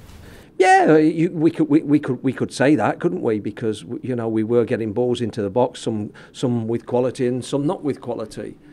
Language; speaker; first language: English; native; English